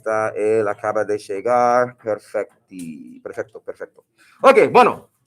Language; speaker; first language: Spanish; non-native, fluent; English